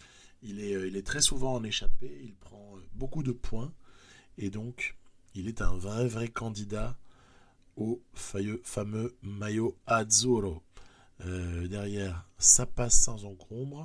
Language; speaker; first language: French; native; French